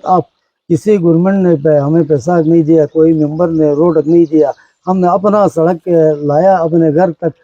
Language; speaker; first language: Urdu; non-native, local second language; Shina